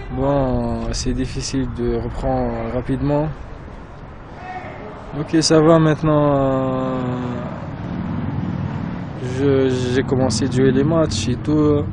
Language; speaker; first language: French; non-native, local second language; Arabic